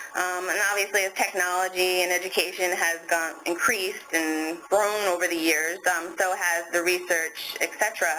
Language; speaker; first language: English; native; English